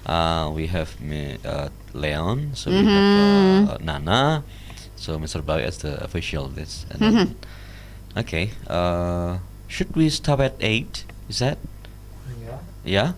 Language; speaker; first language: English; non-native, learner; Indonesian